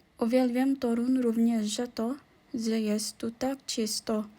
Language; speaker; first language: Polish; non-native, learner; Filipino